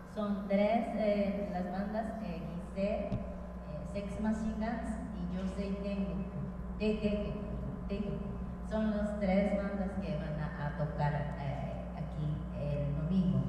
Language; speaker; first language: Spanish; non-native, fluent; Japanese